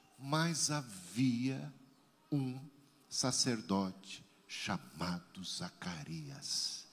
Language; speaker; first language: Portuguese; native; Portuguese